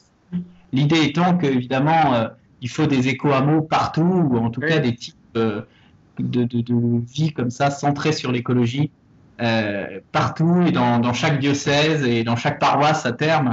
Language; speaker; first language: French; native; French